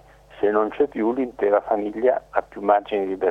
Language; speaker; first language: Italian; native; Italian